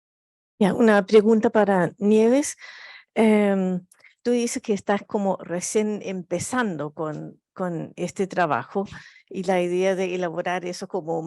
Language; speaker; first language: Spanish; non-native, learner; Finnish